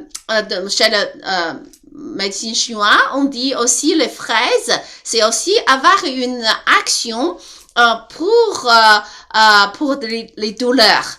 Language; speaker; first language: French; non-native, learner; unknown